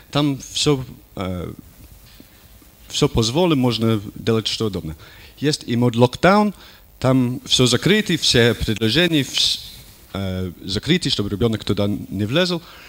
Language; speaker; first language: Russian; non-native, learner; English